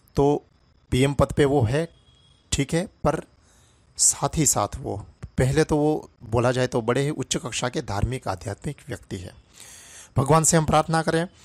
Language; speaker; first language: Hindi; non-native, local second language; Gujarati